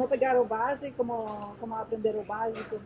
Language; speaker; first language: Portuguese; non-native, fluent; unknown